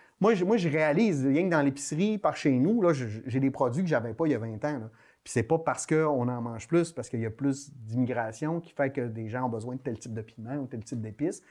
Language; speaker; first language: French; native; French